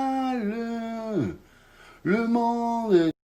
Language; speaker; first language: French; native; French